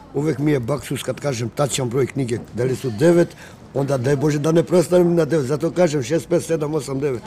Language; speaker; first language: Serbian; non-native, local second language; Romany